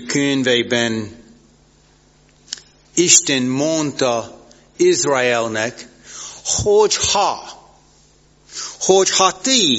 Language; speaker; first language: Hungarian; non-native, fluent; English